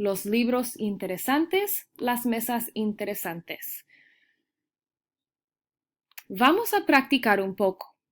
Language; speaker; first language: Spanish; early bilingual, heritage; Spanish